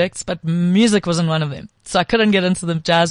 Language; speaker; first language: English; native; English